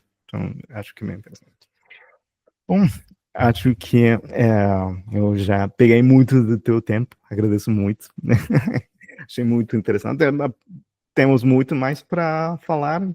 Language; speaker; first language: Portuguese; non-native, fluent; Spanish